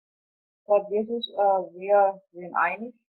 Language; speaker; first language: German; non-native, fluent; Indonesian